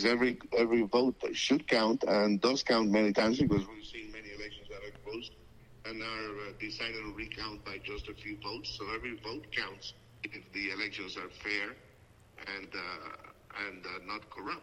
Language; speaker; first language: English; non-native, fluent; Spanish